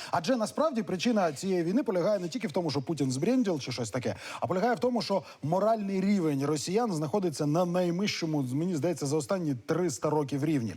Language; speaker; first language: Ukrainian; native; Ukrainian